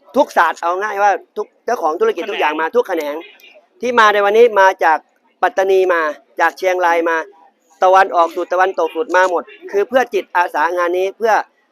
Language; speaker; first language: Thai; native; Thai